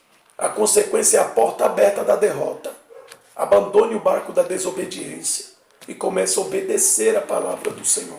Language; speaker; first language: Portuguese; native; Portuguese